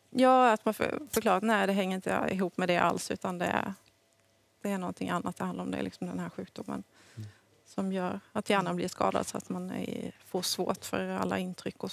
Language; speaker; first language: Swedish; native; Swedish